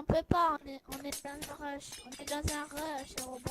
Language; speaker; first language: French; native; French